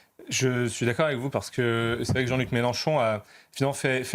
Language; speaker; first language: French; native; French